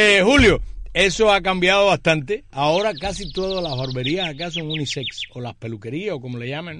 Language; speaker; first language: Spanish; native; Spanish